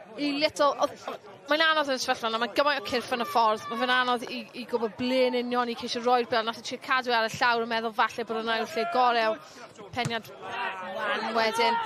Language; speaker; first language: Welsh; native; Welsh